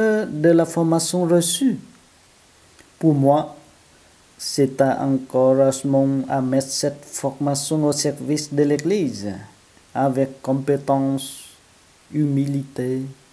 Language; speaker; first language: French; non-native, fluent; Vietnamese